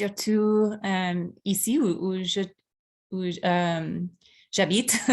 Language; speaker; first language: French; non-native, fluent; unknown